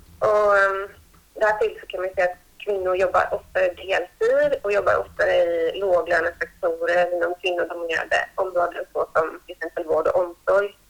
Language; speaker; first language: Swedish; native; Swedish